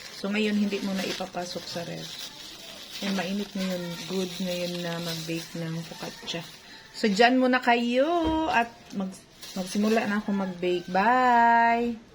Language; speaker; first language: Filipino; non-native, local second language; Cebuano